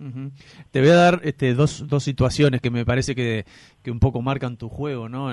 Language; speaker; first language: Spanish; native; Spanish